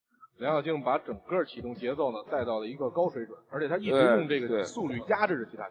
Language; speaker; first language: Chinese; native; Chinese